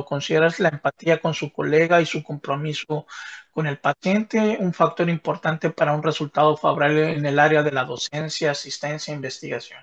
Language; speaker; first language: Spanish; native; Spanish